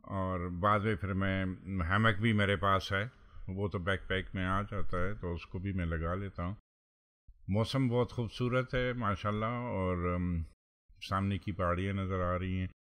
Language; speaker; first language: Urdu; non-native, local second language; Pashto